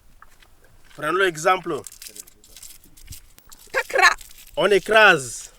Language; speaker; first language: French; non-native, local second language; Fula